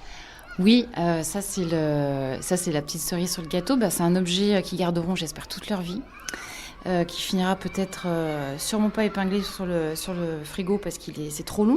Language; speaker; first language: French; native; French